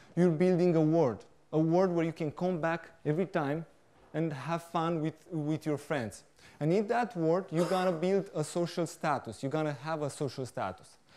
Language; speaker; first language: English; non-native, fluent; Romanian